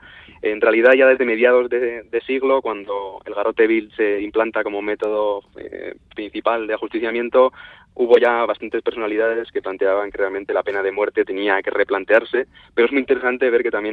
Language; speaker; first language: Spanish; native; Spanish